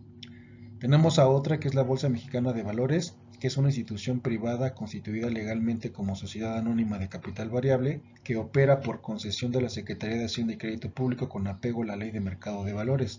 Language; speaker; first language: Spanish; native; Spanish